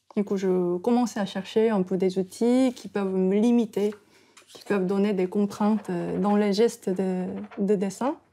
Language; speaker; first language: French; non-native, fluent; Korean